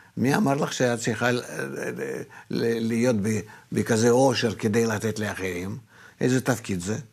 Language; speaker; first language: Hebrew; non-native, fluent; Russian